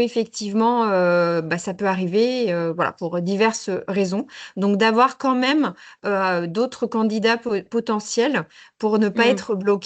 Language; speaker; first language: French; native; French